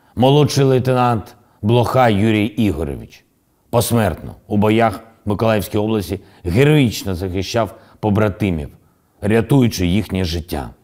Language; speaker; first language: Ukrainian; non-native, local second language; Russian